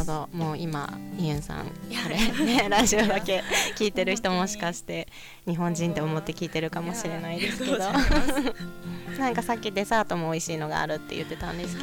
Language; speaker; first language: Japanese; native; Japanese